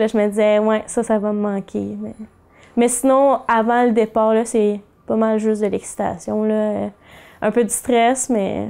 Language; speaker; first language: French; native; French